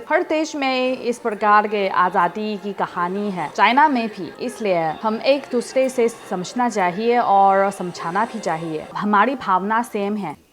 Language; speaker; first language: Hindi; non-native, fluent; Chinese